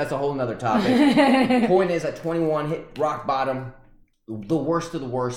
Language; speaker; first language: English; early bilingual, other home language; Spanish